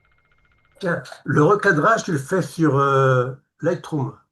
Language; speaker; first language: French; native; French